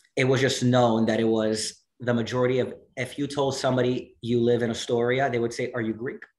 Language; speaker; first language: English; native; English